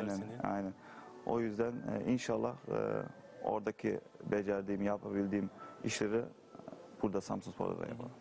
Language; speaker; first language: Turkish; early bilingual, heritage; Turkish